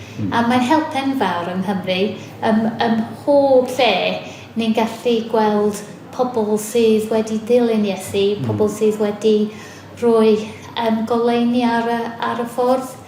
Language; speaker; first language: Welsh; non-native, fluent; English